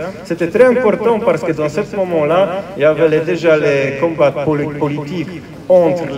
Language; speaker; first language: French; non-native, fluent; Polish